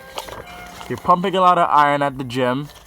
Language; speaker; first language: English; native; English